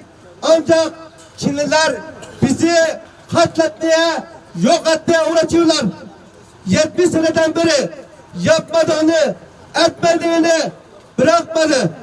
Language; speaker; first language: Turkish; non-native, fluent; Uyghur